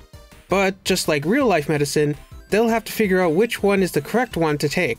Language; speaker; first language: English; native; English